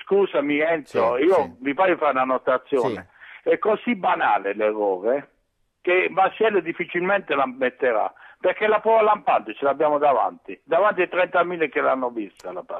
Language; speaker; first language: Italian; native; Italian